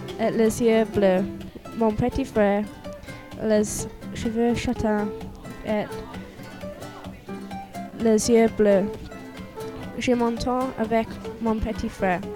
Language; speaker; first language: French; non-native, learner; English